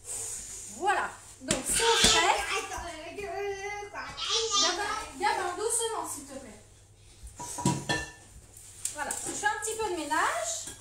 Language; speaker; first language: French; native; French